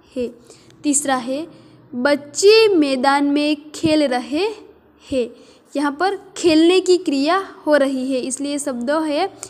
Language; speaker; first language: Hindi; non-native, local second language; Gujarati